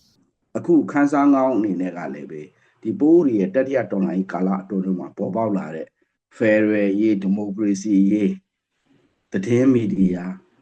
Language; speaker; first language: Burmese; non-native, local second language; Pa'o Karen